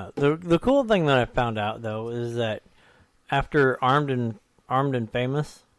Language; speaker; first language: English; native; English